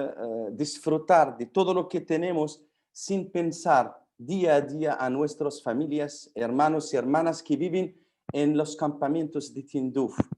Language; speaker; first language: Spanish; non-native, fluent; Arabic